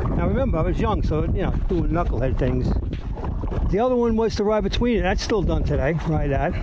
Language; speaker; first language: English; native; English